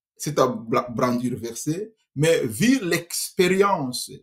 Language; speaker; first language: French; non-native, local second language; Swahili